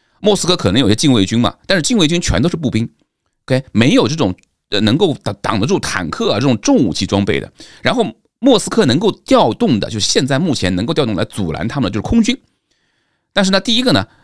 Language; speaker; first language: Chinese; native; Chinese